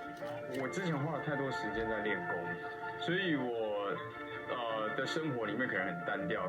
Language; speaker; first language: Chinese; native; Chinese